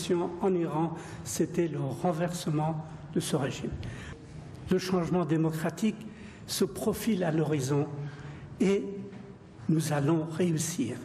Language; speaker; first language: French; non-native, fluent; Persian